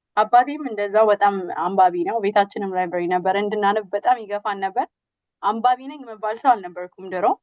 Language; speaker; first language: Amharic; native; Amharic